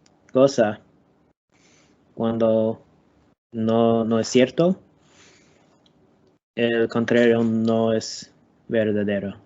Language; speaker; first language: Spanish; non-native, learner; English